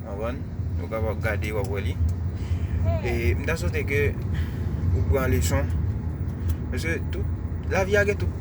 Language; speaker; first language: French; non-native, learner; Haitian Creole